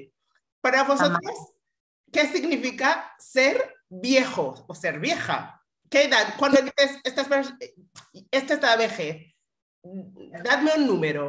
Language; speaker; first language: Spanish; non-native, fluent; English